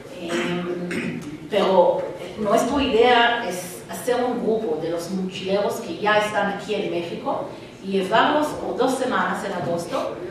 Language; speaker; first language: Spanish; non-native, fluent; Hebrew